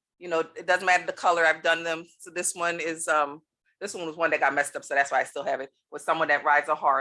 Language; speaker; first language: English; native; English